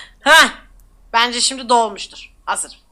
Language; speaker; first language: Turkish; native; Turkish